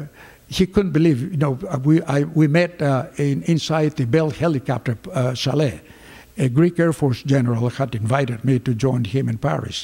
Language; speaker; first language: English; non-native, fluent; Greek